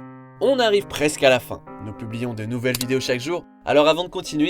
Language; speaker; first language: French; native; French